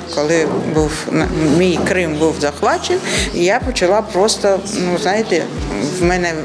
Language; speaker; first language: Ukrainian; non-native, local second language; Russian